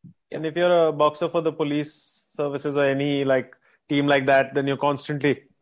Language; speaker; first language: English; non-native, local second language; Hindi